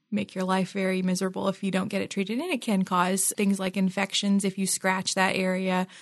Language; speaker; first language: English; non-native, local second language; Filipino